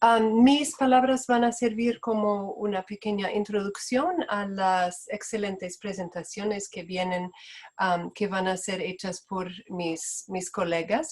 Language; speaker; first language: Spanish; non-native, fluent; Portuguese